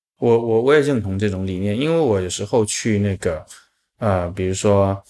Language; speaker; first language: Chinese; non-native, local second language; Min Nan Chinese